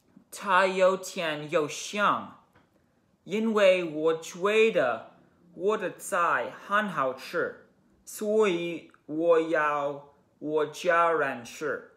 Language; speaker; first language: Chinese; non-native, learner; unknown